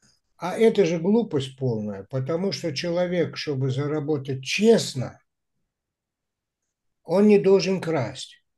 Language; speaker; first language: Russian; native; Russian